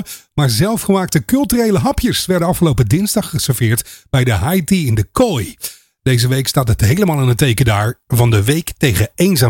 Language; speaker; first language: Dutch; native; Dutch